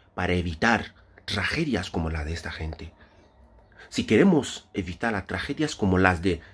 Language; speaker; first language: Spanish; non-native, fluent; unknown